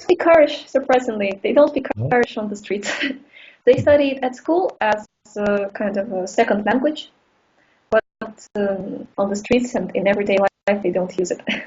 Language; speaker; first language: English; non-native, fluent; Russian